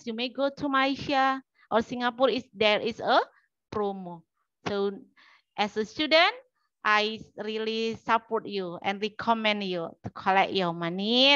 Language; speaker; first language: English; non-native, learner; Indonesian